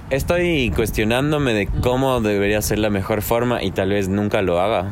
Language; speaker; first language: Spanish; native; Spanish